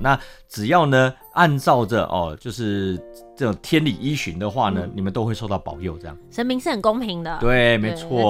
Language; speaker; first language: Chinese; native; Chinese